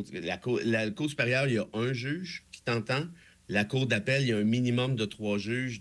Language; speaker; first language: French; native; French